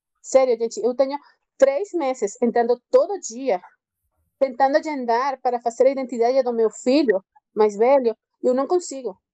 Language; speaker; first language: Portuguese; non-native, fluent; Spanish